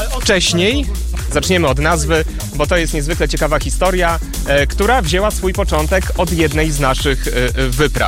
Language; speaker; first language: Polish; native; Polish